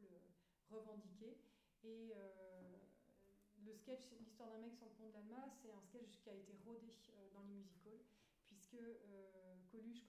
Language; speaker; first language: French; native; French